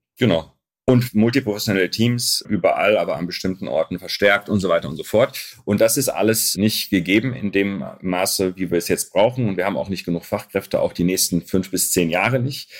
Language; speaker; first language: German; early bilingual, other home language; Arabic